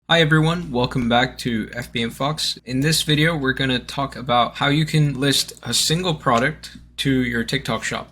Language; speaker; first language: English; native; English